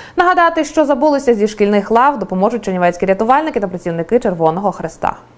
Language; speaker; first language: Ukrainian; native; Ukrainian